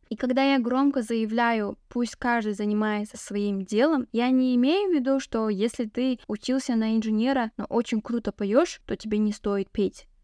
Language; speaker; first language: Russian; non-native, local second language; Kazakh